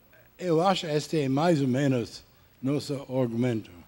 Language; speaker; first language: Portuguese; non-native, learner; English